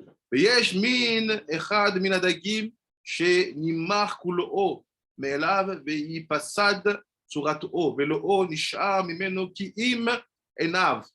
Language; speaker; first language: Hebrew; non-native, fluent; French